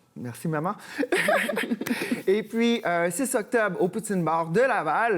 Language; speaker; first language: French; native; French